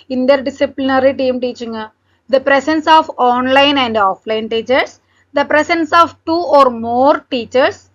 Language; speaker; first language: English; non-native, local second language; Malayalam